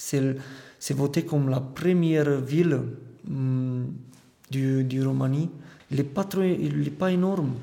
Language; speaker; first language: French; non-native, fluent; Romanian